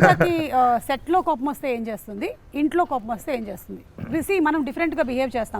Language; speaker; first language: Telugu; native; Telugu